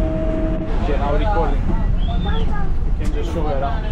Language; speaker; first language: English; non-native, learner; Turkish